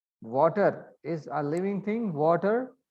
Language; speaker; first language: English; non-native, learner; Arabic